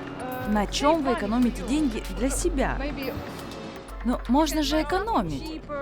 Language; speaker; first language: Russian; native; Russian